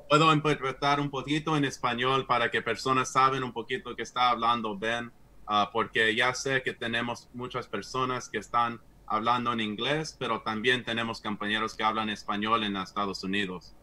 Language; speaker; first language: Spanish; non-native, fluent; English